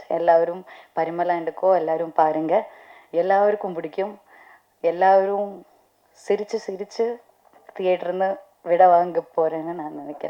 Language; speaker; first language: Tamil; non-native, learner; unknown